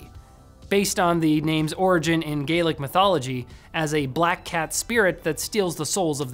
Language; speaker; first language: English; native; English